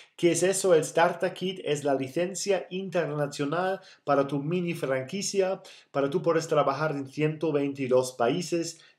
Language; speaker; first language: Spanish; non-native, fluent; German